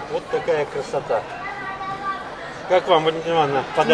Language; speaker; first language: Russian; native; Russian